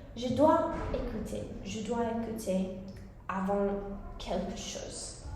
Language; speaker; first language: French; non-native, learner; English